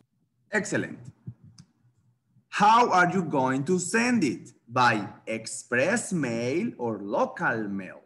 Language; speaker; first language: English; non-native, fluent; Spanish